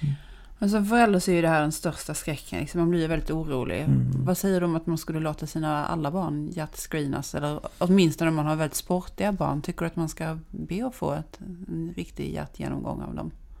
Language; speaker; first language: Swedish; native; Swedish